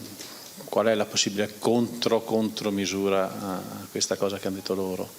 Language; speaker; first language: Italian; native; Italian